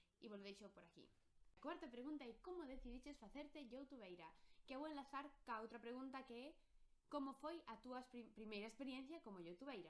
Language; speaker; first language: Galician; non-native, local second language; Spanish